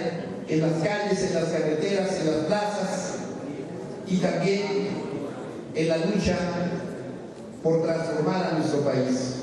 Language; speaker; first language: Spanish; native; Spanish